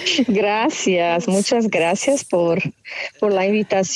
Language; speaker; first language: Spanish; non-native, fluent; Portuguese